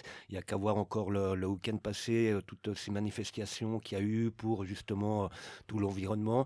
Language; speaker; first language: French; native; French